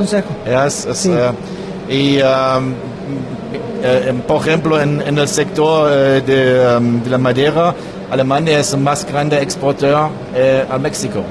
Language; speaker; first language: Spanish; non-native, learner; German